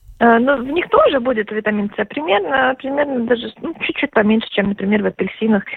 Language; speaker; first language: Russian; native; Russian